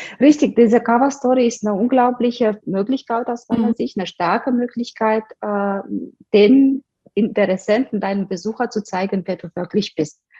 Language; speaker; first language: German; non-native, fluent; Romanian